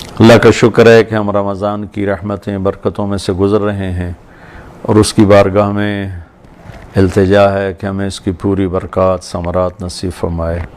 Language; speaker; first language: Urdu; non-native, local second language; Punjabi